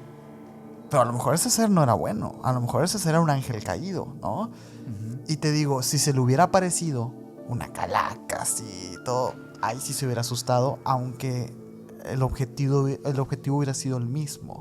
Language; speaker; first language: Spanish; native; Spanish